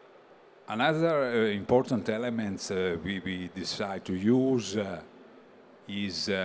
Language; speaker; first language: English; non-native, learner; Italian